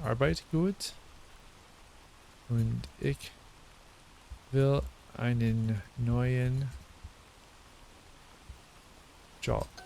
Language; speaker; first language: German; non-native, learner; English